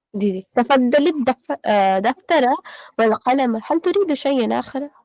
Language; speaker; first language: Arabic; non-native, learner; Hindi